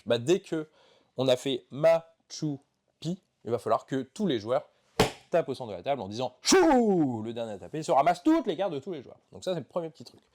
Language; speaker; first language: French; native; French